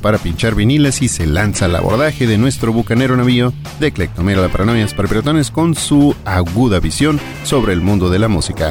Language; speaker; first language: Spanish; native; Spanish